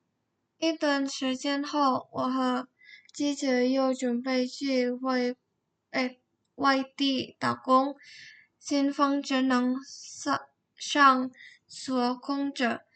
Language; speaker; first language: Chinese; non-native, learner; Indonesian